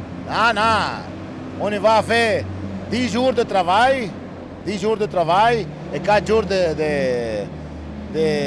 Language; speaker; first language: French; non-native, learner; Italian